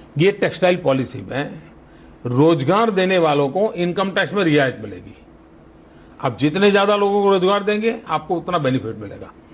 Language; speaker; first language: Hindi; non-native, local second language; Gujarati